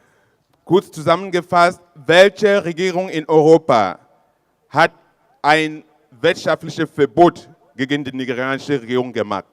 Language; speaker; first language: German; non-native, fluent; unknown